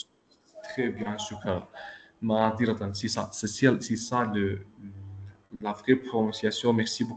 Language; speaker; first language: French; non-native, local second language; Arabic